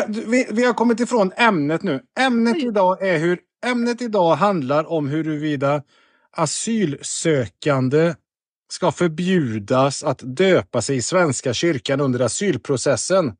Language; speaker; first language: Swedish; native; Swedish